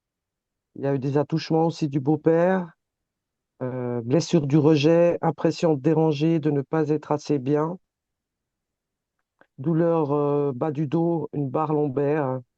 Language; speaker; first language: French; native; French